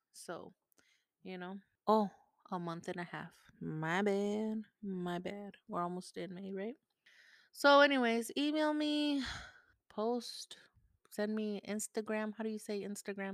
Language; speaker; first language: English; early bilingual, other home language; Spanish